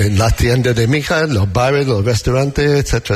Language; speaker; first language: Spanish; non-native, learner; English